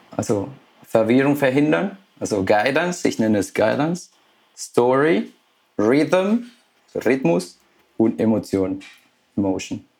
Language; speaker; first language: German; non-native, fluent; Spanish